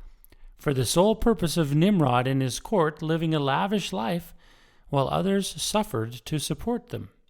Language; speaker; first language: English; native; English